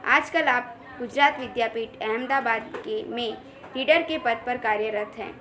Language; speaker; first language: Hindi; non-native, local second language; Gujarati